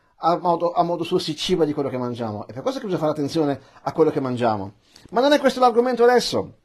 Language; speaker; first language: Italian; early bilingual, other home language; Persian